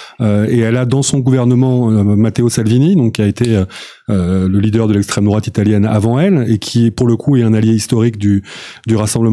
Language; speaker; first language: French; native; French